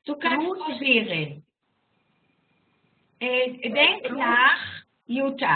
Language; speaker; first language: German; non-native, fluent; Hebrew